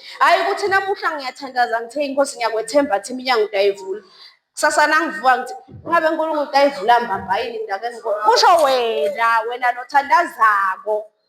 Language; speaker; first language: Zulu; non-native, local second language; Swati